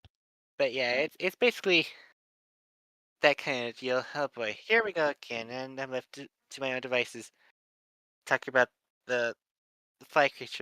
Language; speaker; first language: English; native; English